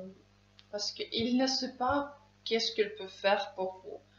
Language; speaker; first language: French; non-native, learner; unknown